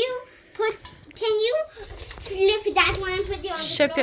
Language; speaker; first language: English; early bilingual, other home language; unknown